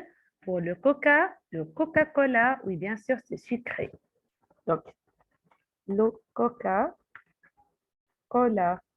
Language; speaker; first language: French; non-native, fluent; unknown